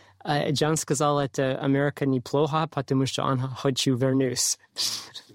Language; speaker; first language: Russian; non-native, learner; English